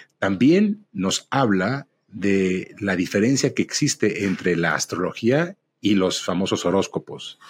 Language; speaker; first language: Spanish; native; Spanish